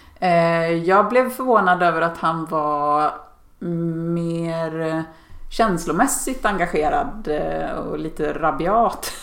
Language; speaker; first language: Swedish; native; Swedish